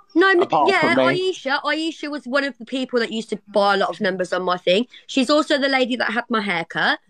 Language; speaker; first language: English; native; English